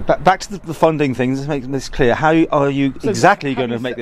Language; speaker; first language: English; native; English